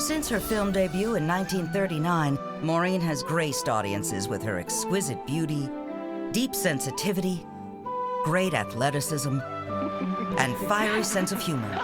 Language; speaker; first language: English; native; English